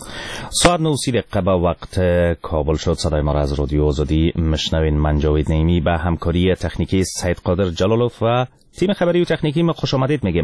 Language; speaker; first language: Persian; native; Persian